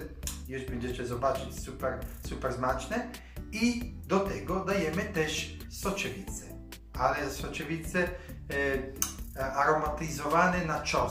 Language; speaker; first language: Polish; non-native, learner; Italian